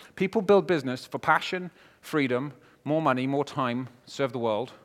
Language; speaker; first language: English; native; English